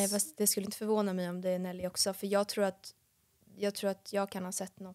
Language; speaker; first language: Swedish; native; Swedish